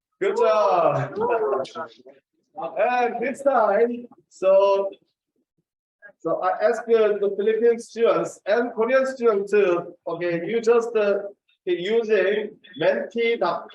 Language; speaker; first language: English; non-native, fluent; Korean